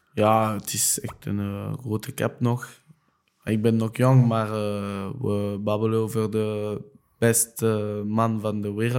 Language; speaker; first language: Dutch; non-native, local second language; French